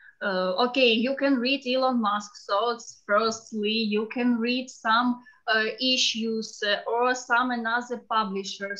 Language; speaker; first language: English; non-native, fluent; Ukrainian